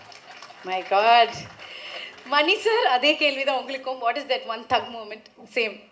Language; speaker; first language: Tamil; native; Tamil